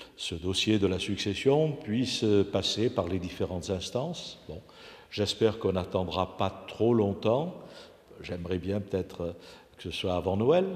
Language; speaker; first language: French; native; French